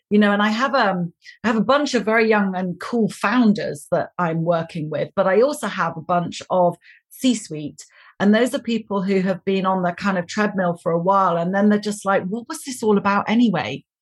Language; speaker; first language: English; native; English